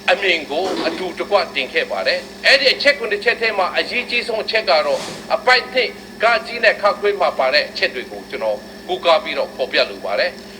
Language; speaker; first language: Burmese; non-native, local second language; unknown